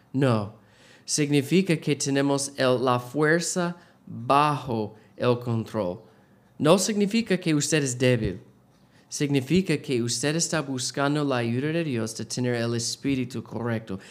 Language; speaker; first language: Spanish; non-native, learner; English